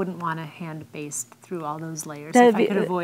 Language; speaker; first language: English; native; English